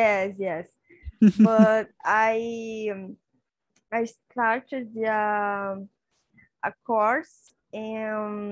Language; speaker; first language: English; non-native, learner; Portuguese